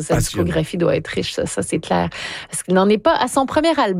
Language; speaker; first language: French; native; French